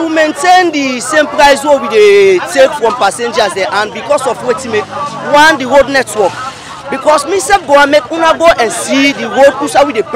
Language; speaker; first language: English; non-native, local second language; Krio